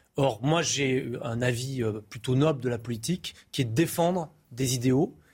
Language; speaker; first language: French; native; French